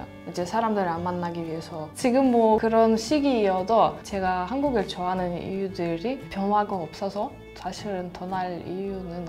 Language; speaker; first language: Korean; non-native, fluent; Russian